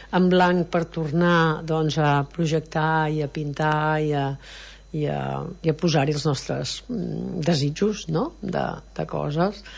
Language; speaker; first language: Catalan; native; Catalan